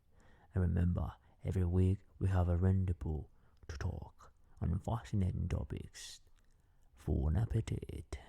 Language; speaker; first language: English; non-native, fluent; Spanish